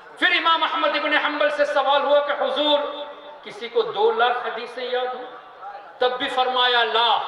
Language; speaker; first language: Urdu; non-native, fluent; Tamil